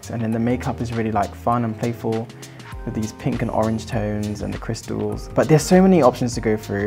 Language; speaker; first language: English; native; English